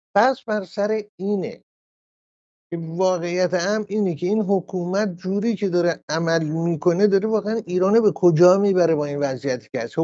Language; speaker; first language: Persian; native; Persian